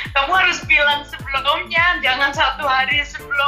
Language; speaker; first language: Indonesian; early bilingual, heritage; German